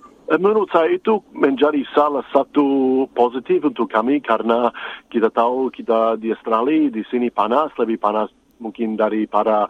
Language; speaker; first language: Indonesian; non-native, fluent; English